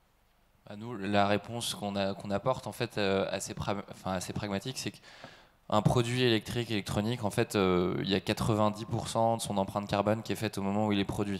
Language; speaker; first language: French; native; French